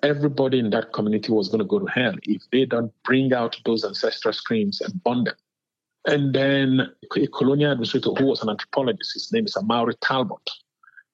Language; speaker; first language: English; non-native, local second language; Igbo